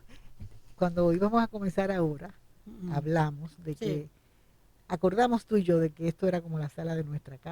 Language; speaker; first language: Spanish; native; Spanish